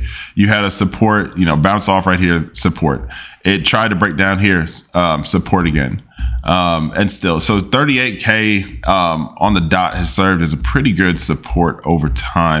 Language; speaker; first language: English; native; English